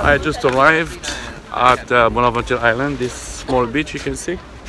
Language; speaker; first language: English; non-native, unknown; Arabic